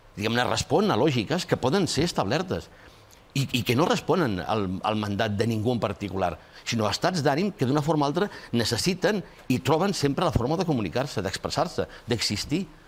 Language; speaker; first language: Catalan; non-native, local second language; Spanish